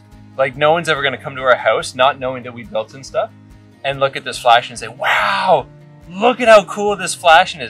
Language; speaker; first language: English; native; English